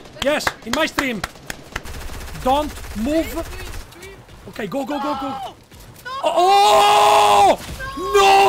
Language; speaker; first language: English; non-native, learner; Italian